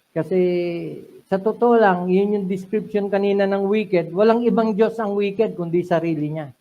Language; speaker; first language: Filipino; non-native, local second language; Iloko